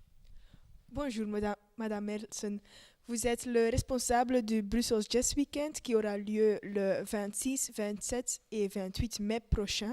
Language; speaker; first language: French; non-native, learner; Dutch